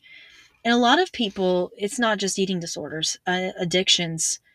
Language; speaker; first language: English; native; English